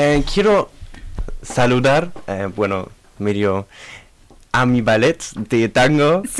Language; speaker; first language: Spanish; non-native, learner; German